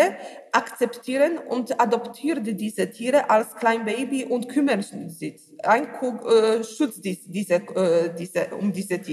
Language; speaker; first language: German; non-native, learner; Polish